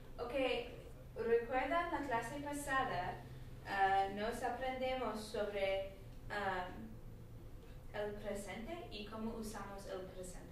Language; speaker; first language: Spanish; non-native, learner; English